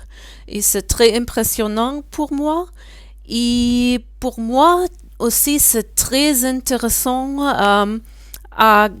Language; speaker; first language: French; non-native, learner; German